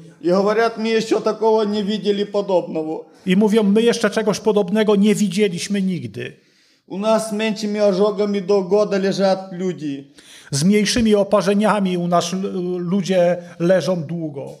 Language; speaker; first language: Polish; non-native, learner; Russian